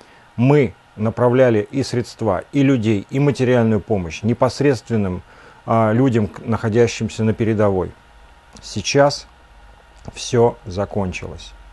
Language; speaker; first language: Russian; native; Russian